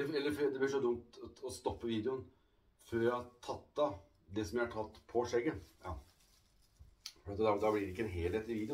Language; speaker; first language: Norwegian; native; Norwegian